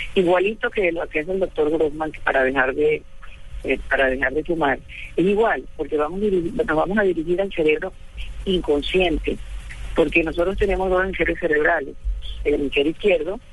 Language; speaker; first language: Spanish; native; Spanish